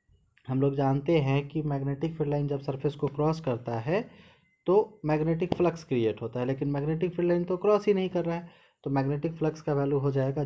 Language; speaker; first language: Hindi; native; Hindi